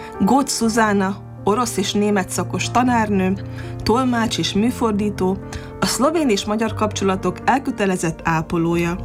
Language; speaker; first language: Hungarian; native; Hungarian